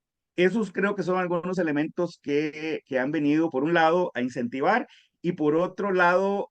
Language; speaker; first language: Spanish; native; Spanish